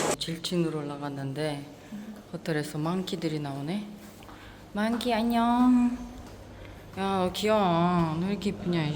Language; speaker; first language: Korean; non-native, fluent; Uzbek